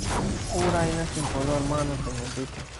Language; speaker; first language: Spanish; native; Spanish